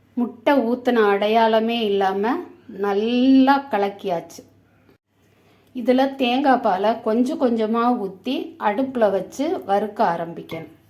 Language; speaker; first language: Tamil; native; Tamil